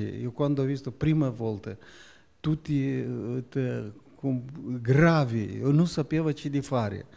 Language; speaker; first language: Italian; non-native, learner; Romanian